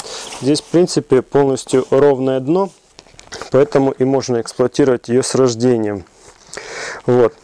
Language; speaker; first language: Russian; native; Russian